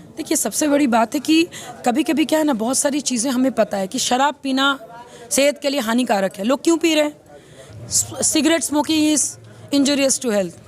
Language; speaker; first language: Hindi; native; Hindi